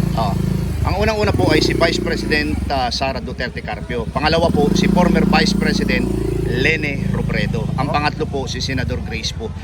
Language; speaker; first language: Filipino; native; Filipino